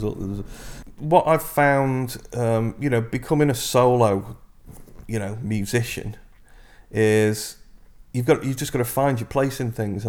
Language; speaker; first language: English; native; English